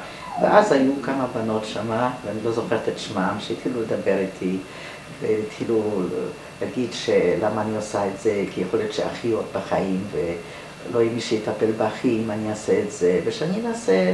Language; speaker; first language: Hebrew; non-native, fluent; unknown